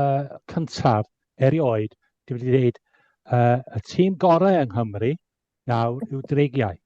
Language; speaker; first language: Welsh; native; Welsh